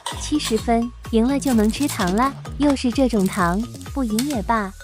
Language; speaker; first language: Chinese; native; Chinese